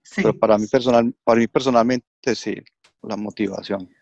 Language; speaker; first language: Spanish; early bilingual, heritage; English